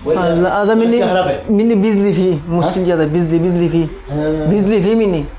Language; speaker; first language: Arabic; non-native, learner; Bangla